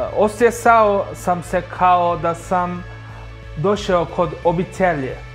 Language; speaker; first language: Croatian; non-native, learner; Turkish